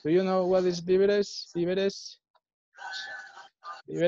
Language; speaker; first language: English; non-native, fluent; Spanish